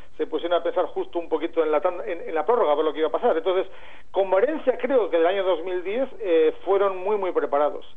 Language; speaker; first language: Spanish; native; Spanish